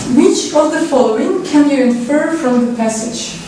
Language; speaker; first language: English; non-native, fluent; Ukrainian